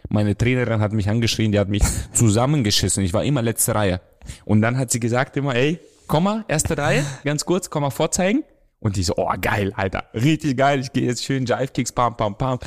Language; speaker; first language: German; non-native, fluent; Romanian